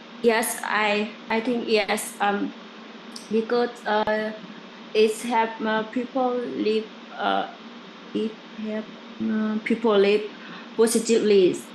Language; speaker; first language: English; non-native, learner; Vietnamese